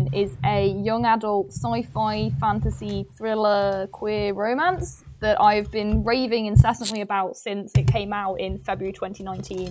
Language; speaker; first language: English; native; English